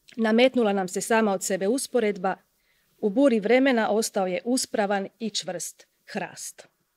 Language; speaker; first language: Croatian; native; Croatian